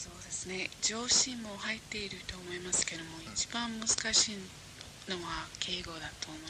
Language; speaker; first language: Japanese; non-native, fluent; English